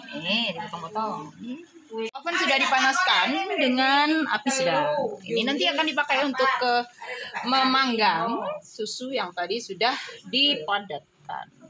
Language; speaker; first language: Indonesian; native; Indonesian